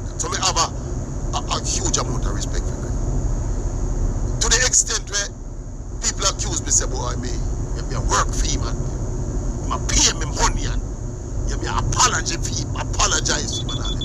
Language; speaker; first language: English; non-native, local second language; Jamaican Creole English